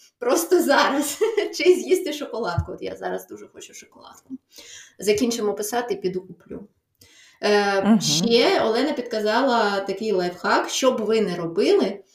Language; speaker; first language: Ukrainian; non-native, local second language; Russian